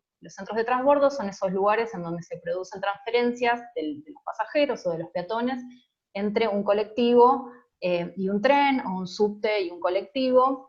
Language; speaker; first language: Spanish; native; Spanish